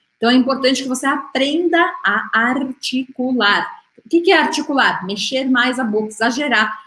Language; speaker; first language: Portuguese; native; Portuguese